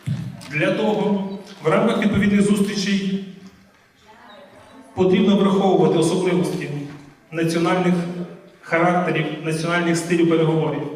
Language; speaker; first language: Ukrainian; native; Ukrainian